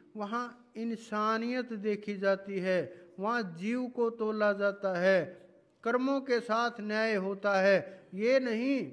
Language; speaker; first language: Hindi; native; Hindi